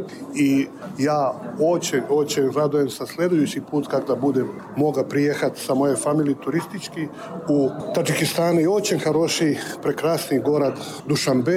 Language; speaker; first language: Russian; non-native, learner; Serbian